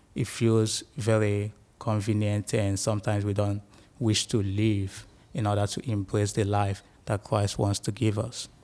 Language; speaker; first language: English; non-native, local second language; Igbo